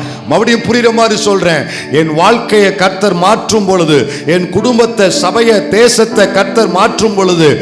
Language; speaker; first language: Tamil; native; Tamil